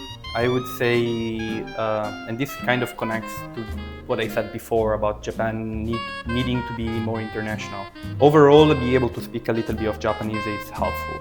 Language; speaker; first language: English; early bilingual, other home language; Italian